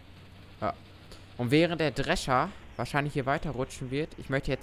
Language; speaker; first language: German; native; German